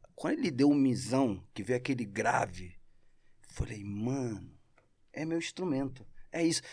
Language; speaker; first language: Portuguese; non-native, local second language; Spanish